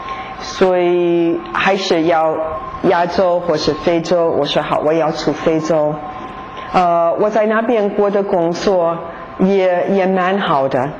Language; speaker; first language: Chinese; non-native, fluent; English